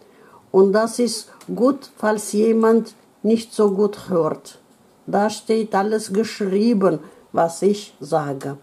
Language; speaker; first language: German; non-native, learner; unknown